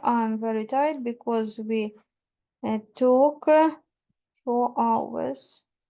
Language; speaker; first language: English; non-native, fluent; Ukrainian